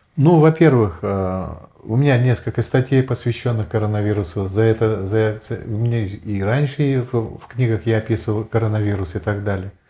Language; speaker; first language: Russian; native; Russian